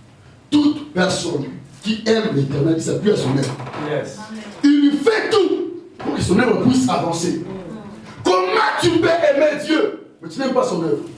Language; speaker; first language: French; non-native, local second language; Lingala